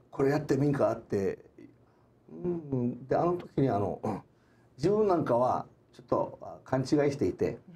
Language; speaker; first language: Japanese; early bilingual, heritage; English